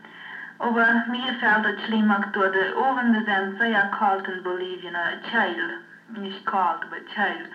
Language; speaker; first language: German; non-native, learner; Low German